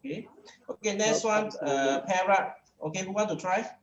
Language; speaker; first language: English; non-native, local second language; Chinese